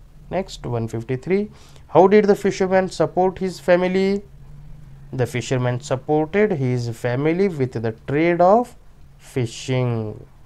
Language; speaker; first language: English; non-native, local second language; Urdu